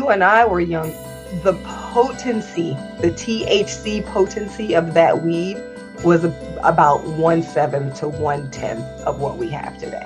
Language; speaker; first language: English; native; English